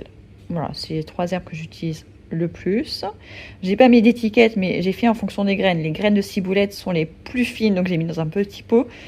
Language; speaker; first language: French; native; French